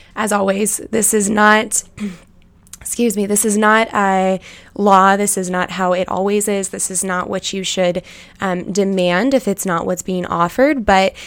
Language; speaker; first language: English; native; English